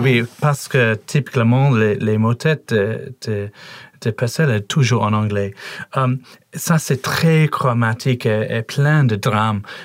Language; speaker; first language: French; non-native, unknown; English